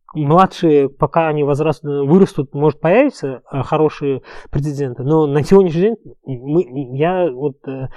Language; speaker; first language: Russian; non-native, local second language; Uzbek